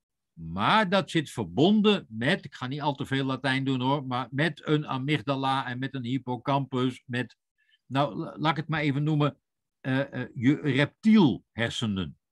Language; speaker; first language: Dutch; native; Dutch